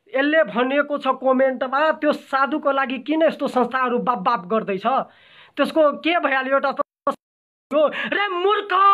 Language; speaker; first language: Nepali; non-native, local second language; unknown